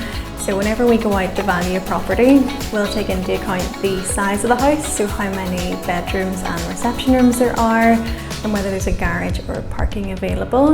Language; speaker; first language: English; native; English